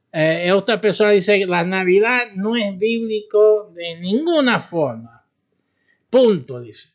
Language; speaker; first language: Spanish; early bilingual, heritage; Spanish